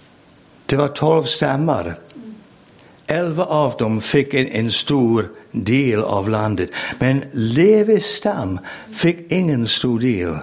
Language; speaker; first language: Swedish; non-native, fluent; English